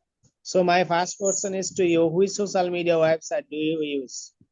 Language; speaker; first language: English; non-native, learner; Bangla